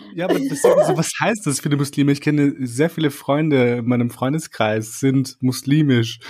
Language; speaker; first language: German; early bilingual, other home language; Albanian